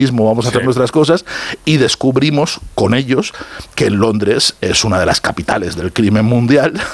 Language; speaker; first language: Spanish; native; Spanish